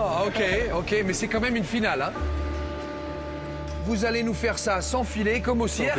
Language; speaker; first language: French; native; French